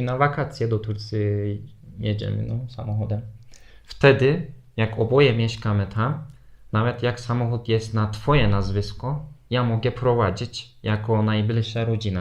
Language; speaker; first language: Polish; non-native, fluent; Turkish